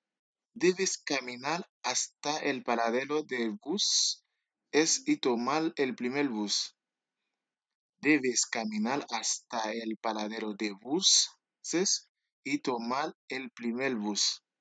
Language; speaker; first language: Spanish; non-native, learner; Haitian Creole